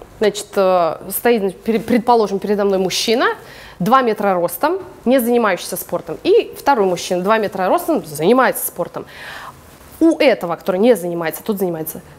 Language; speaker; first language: Russian; early bilingual, heritage; English